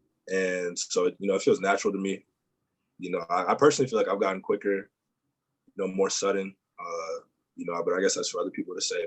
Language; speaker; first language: English; native; English